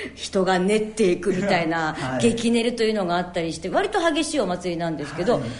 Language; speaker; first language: Japanese; native; Japanese